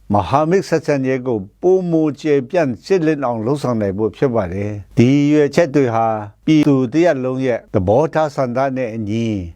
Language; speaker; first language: Burmese; non-native, local second language; Kachin